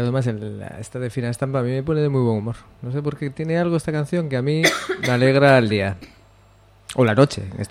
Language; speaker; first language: Spanish; native; Spanish